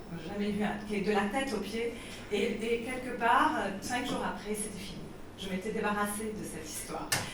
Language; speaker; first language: French; non-native, local second language; Arabic